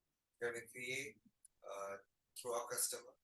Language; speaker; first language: French; non-native, learner; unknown